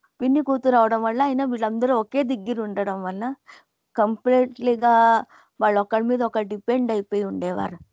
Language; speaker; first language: Telugu; non-native, local second language; Hindi